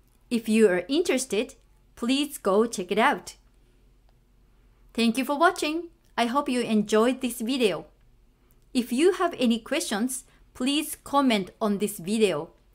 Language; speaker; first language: English; non-native, fluent; Japanese